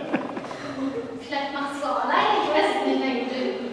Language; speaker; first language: German; native; German